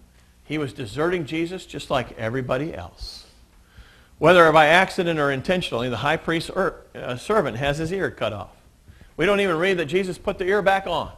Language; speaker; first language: English; native; English